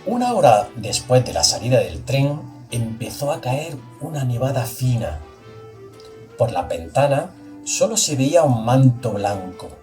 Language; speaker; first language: Spanish; native; Spanish